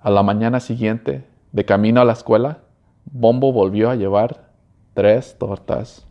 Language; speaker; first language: Spanish; early bilingual, heritage; Spanish